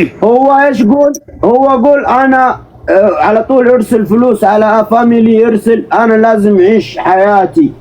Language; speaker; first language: Arabic; non-native, learner; Oromo